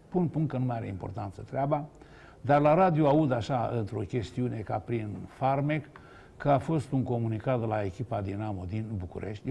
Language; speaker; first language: Romanian; native; Romanian